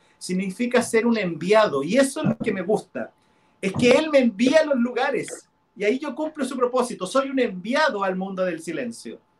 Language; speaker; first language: Spanish; non-native, local second language; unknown